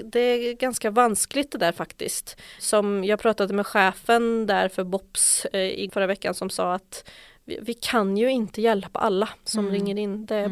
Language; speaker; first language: Swedish; native; Swedish